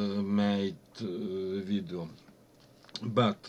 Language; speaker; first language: English; non-native, learner; Ukrainian